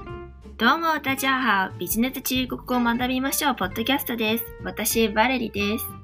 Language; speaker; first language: Japanese; non-native, fluent; Chinese